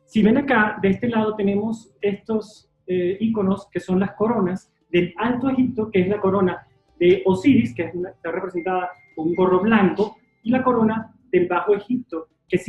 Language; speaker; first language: Spanish; native; Spanish